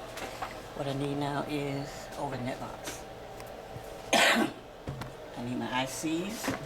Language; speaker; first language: English; native; English